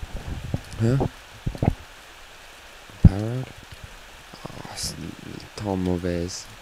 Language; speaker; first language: French; non-native, learner; English